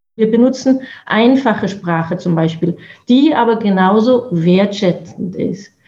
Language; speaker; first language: German; native; German